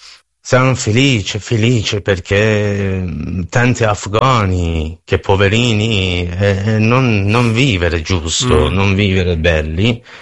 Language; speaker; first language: Italian; non-native, learner; Persian